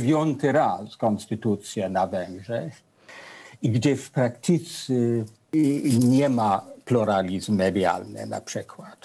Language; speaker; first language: Polish; non-native, fluent; English